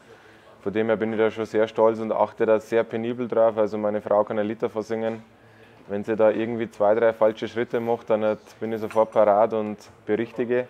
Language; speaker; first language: German; native; German